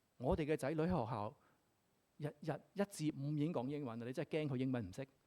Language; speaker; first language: Cantonese; native; Cantonese